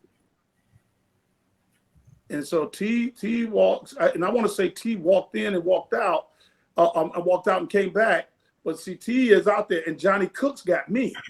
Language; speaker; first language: English; native; English